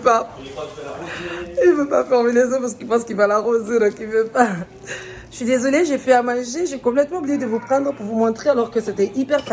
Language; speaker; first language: French; native; French